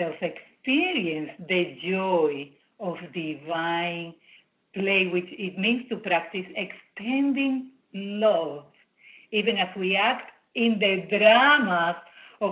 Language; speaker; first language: English; non-native, fluent; Spanish